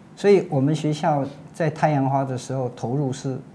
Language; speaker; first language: Chinese; native; Chinese